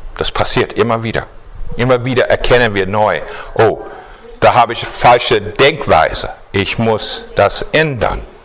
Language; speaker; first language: German; non-native, fluent; English